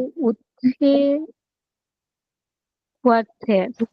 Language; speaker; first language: French; non-native, learner; Bangla